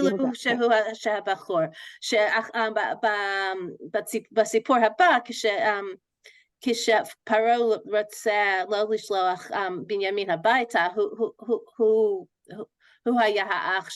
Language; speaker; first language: Hebrew; non-native, learner; English